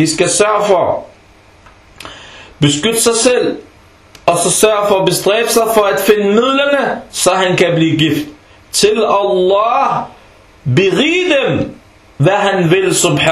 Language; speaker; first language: Danish; non-native, local second language; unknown